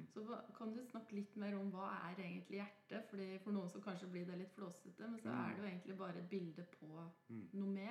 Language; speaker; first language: Norwegian; native; Norwegian